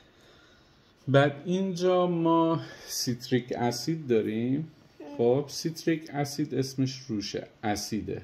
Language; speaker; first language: Persian; native; Persian